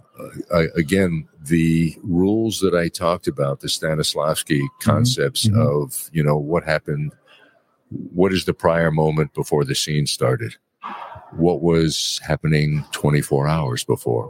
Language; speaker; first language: English; native; English